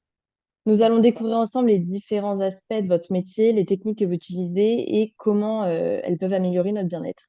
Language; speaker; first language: French; native; French